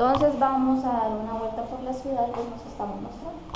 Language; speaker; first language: Spanish; native; Spanish